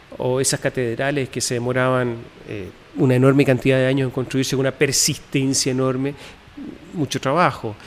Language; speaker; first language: Spanish; native; Spanish